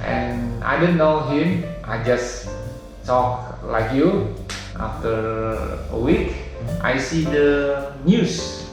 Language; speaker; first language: English; non-native, learner; Korean